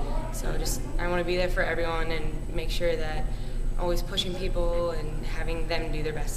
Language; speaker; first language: English; native; English